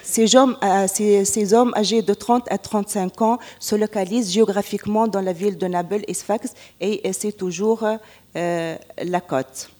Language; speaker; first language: French; non-native, local second language; Arabic